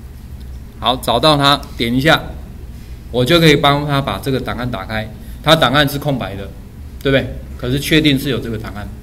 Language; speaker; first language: Chinese; native; Chinese